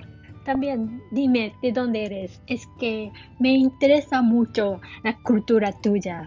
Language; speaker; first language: Spanish; non-native, learner; Japanese